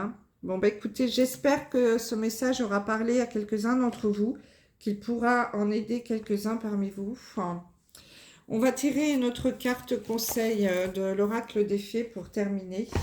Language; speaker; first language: French; native; French